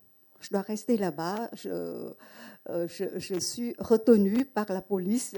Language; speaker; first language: French; non-native, fluent; Vietnamese